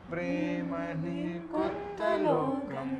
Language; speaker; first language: Telugu; native; Telugu